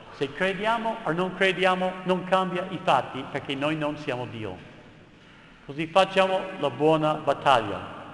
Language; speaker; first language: Italian; non-native, fluent; English